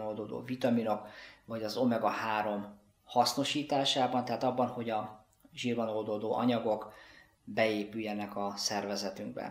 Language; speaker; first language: Hungarian; native; Hungarian